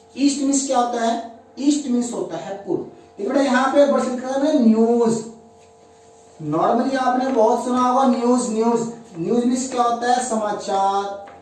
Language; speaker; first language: Hindi; native; Hindi